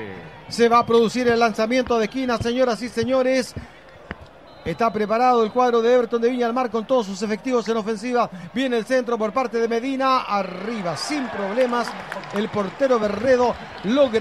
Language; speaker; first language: Spanish; native; Spanish